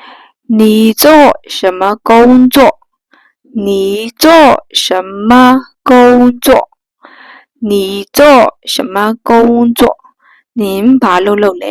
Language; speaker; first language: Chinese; non-native, fluent; Burmese